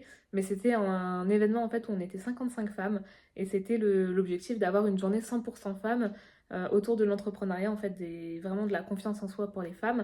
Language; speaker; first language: French; native; French